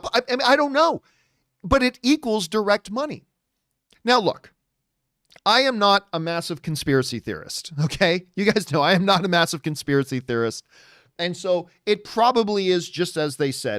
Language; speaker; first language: English; native; English